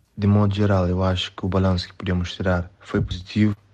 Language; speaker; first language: Portuguese; non-native, local second language; Kabuverdianu